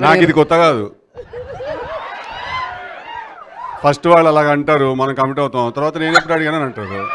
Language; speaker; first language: Telugu; native; Telugu